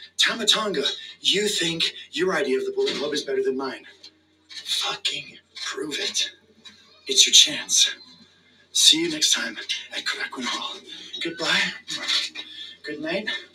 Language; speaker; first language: English; native; English